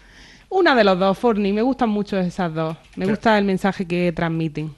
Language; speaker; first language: Spanish; native; Spanish